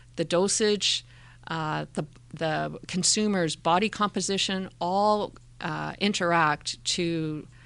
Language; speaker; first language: English; native; English